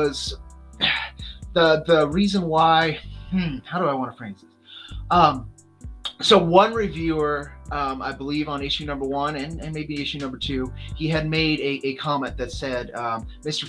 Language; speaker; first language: English; native; English